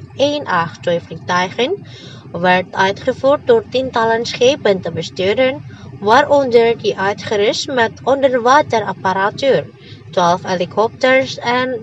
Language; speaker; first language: Dutch; non-native, fluent; Indonesian